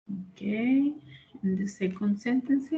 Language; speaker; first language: English; non-native, learner; Spanish